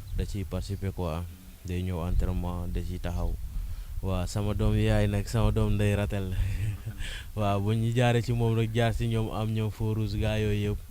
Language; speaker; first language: Wolof; non-native, local second language; Serer